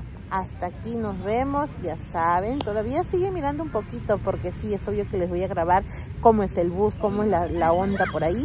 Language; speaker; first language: Spanish; native; Spanish